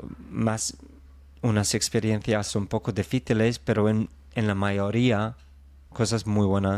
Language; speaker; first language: Spanish; non-native, fluent; English